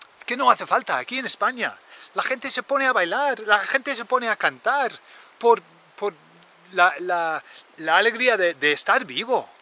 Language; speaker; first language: Spanish; non-native, fluent; English